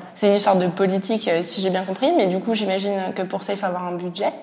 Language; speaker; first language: French; native; French